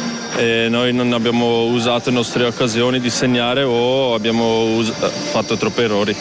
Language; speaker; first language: Italian; non-native, local second language; German